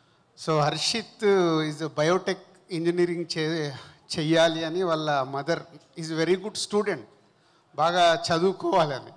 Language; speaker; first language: Telugu; native; Telugu